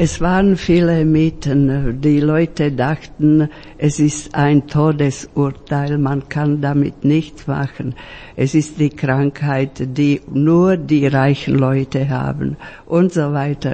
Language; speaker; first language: German; non-native, fluent; Slovak